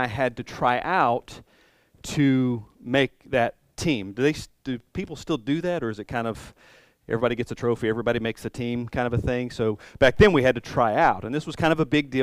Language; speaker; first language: English; native; English